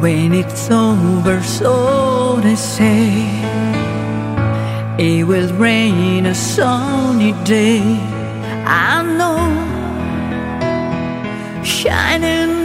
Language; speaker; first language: English; non-native, fluent; Italian